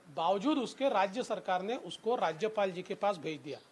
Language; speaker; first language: Hindi; non-native, local second language; Marathi